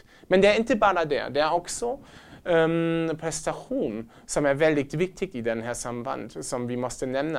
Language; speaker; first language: Swedish; non-native, fluent; German